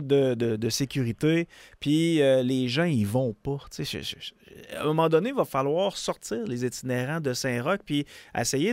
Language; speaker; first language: French; native; French